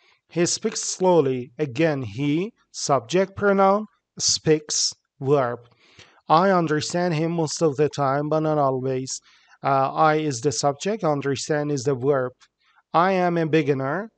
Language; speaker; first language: English; non-native, fluent; Persian